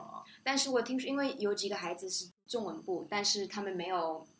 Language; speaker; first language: Chinese; early bilingual, other home language; English